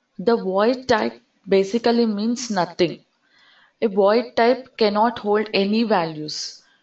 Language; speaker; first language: English; non-native, local second language; Telugu